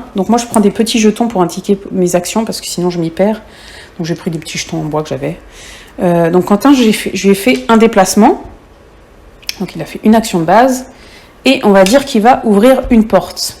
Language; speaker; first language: French; native; French